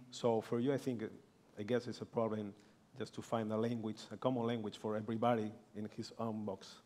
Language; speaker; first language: English; non-native, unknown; Spanish